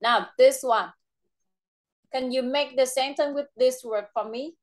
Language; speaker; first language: English; non-native, fluent; Vietnamese